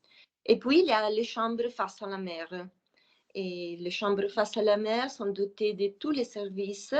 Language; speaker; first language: French; non-native, fluent; Italian